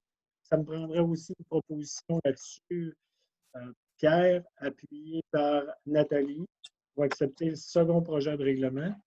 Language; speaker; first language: French; native; French